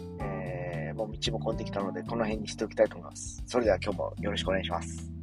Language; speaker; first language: Japanese; native; Japanese